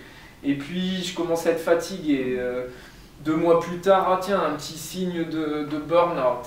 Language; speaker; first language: French; native; French